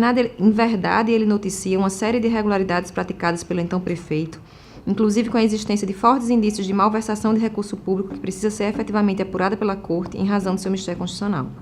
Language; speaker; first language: Portuguese; native; Portuguese